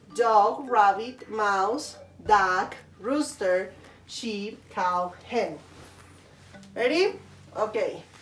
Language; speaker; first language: English; non-native, learner; Spanish